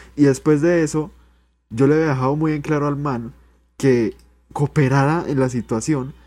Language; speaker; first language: Spanish; native; Spanish